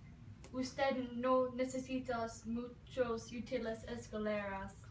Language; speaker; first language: Spanish; non-native, learner; English